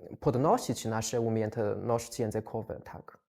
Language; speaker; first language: Polish; non-native, fluent; Chinese